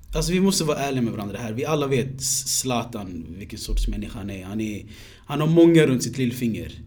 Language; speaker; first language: Swedish; early bilingual, other home language; Somali